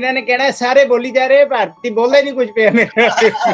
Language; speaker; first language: Hindi; non-native, local second language; Punjabi